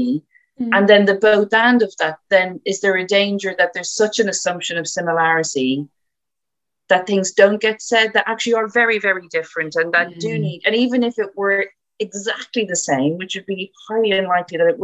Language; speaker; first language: English; native; English